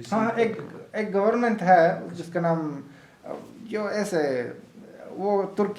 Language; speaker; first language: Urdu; non-native, learner; Arabic